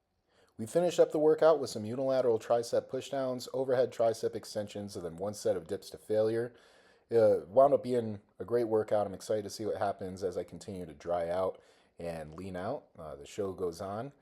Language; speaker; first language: English; native; English